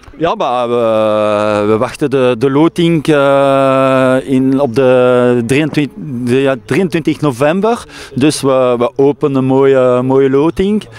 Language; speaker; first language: Dutch; non-native, local second language; French